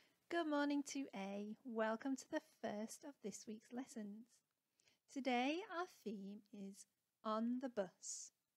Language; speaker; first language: English; native; English